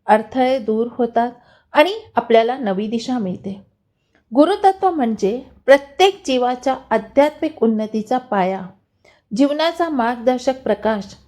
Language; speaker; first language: Marathi; non-native, local second language; Hindi